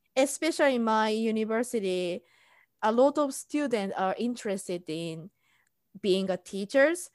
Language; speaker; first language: English; non-native, fluent; Japanese